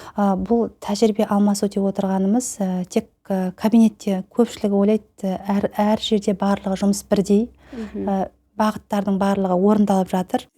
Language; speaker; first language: Kazakh; native; Kazakh